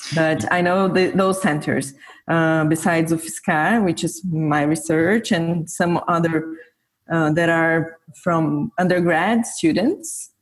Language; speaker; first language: English; non-native, fluent; Portuguese